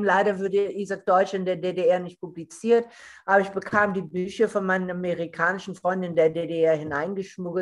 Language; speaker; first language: German; non-native, fluent; English